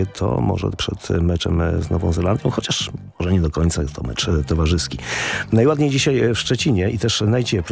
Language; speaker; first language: Polish; native; Polish